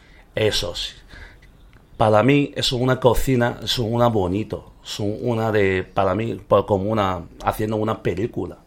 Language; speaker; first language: Spanish; non-native, learner; Chinese